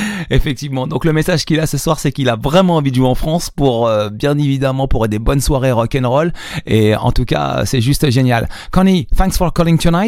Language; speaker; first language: French; non-native, local second language; Arabic